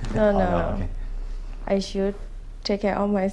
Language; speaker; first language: English; non-native, learner; Thai